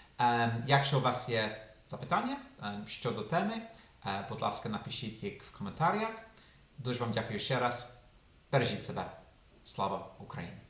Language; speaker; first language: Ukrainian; non-native, fluent; English